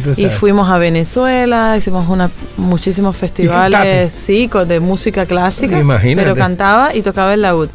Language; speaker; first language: Spanish; native; Spanish